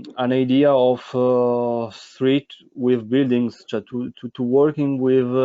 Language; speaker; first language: English; non-native, fluent; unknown